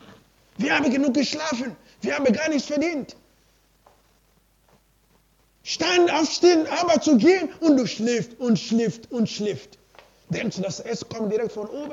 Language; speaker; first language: German; non-native, learner; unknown